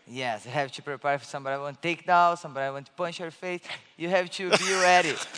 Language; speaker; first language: English; non-native, learner; Portuguese